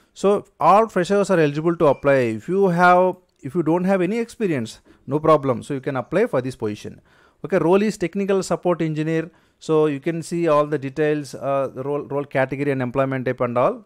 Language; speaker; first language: English; non-native, local second language; Telugu